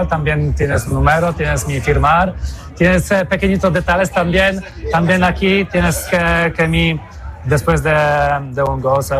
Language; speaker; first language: Spanish; non-native, fluent; Polish